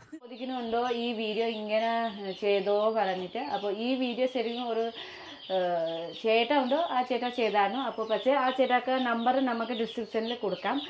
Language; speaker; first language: Malayalam; non-native, learner; Nepali